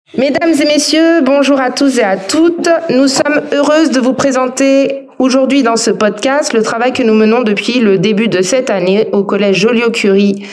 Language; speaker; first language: French; native; French